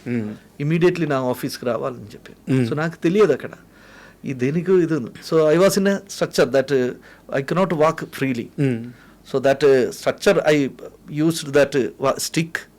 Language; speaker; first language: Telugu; non-native, fluent; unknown